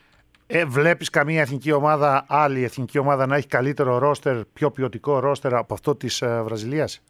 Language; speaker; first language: Greek; native; Greek